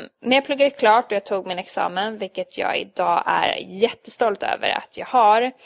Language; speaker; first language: Swedish; early bilingual, other home language; Hungarian